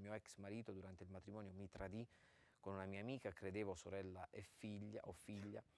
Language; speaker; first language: Italian; native; Italian